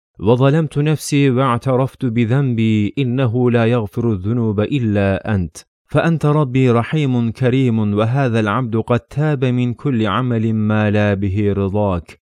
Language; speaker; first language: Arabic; non-native, fluent; Turkish